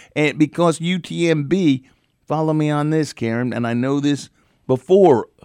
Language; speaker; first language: English; native; English